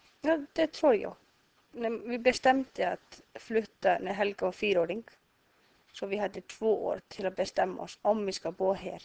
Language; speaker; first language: Swedish; non-native, learner; Icelandic